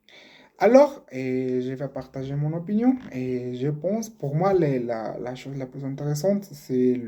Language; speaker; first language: French; non-native, learner; Spanish